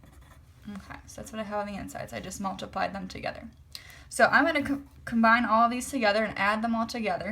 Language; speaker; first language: English; native; English